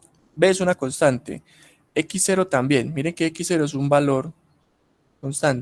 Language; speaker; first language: Spanish; native; Spanish